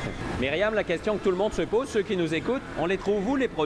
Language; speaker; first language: French; native; French